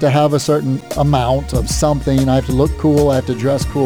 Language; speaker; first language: English; native; English